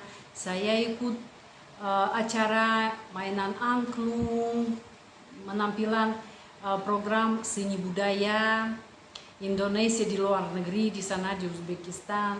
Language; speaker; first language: Indonesian; non-native, fluent; Russian